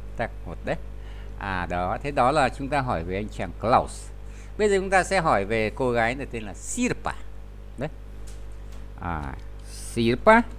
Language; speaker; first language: Vietnamese; native; Vietnamese